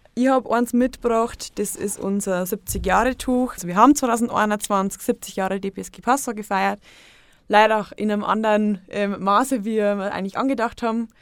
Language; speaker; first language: German; native; German